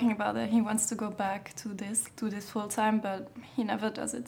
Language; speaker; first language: English; non-native, fluent; German